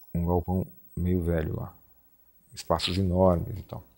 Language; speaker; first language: Portuguese; native; Portuguese